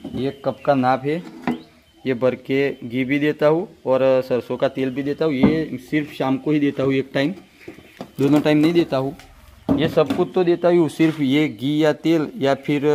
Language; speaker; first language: Hindi; non-native, local second language; Gujarati